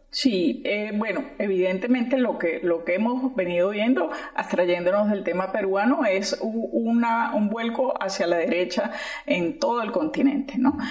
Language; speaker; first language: Spanish; native; Spanish